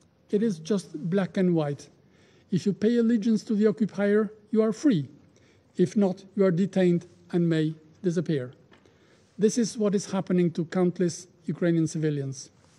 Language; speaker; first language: English; non-native, fluent; Albanian